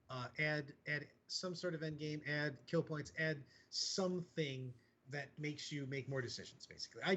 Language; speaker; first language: English; native; English